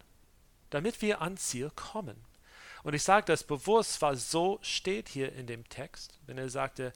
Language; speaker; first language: German; non-native, fluent; English